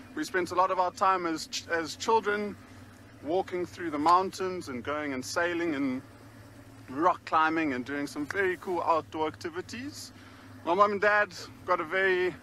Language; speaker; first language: English; native; English